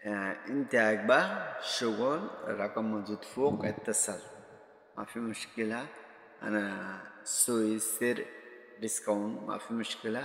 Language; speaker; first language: Arabic; non-native, learner; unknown